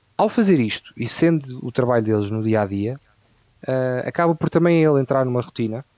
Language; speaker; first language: Portuguese; native; Portuguese